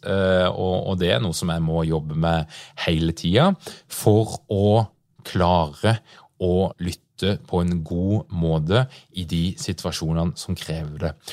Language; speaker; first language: Norwegian; native; Norwegian